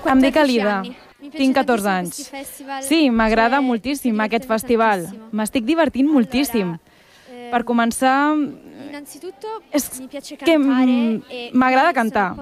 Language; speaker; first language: Catalan; non-native, learner; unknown